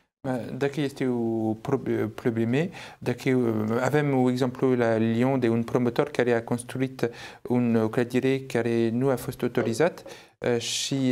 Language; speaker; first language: Romanian; non-native, fluent; French